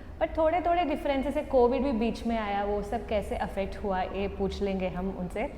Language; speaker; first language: Hindi; non-native, local second language; Tamil